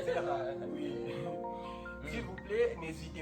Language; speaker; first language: French; non-native, learner; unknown